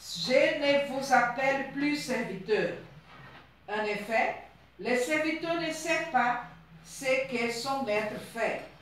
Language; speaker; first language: French; non-native, fluent; Portuguese